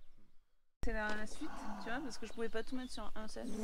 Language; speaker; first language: French; native; French